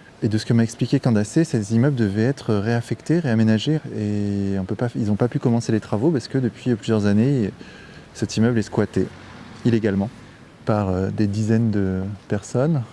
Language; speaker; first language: French; native; French